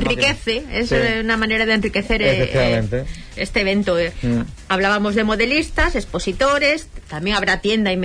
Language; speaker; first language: Spanish; native; Spanish